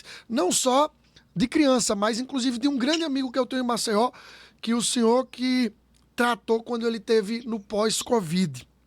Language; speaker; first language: Portuguese; native; Portuguese